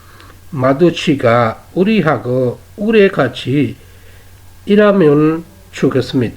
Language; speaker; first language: Korean; non-native, fluent; Urdu